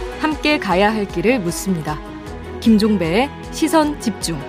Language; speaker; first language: Korean; native; Korean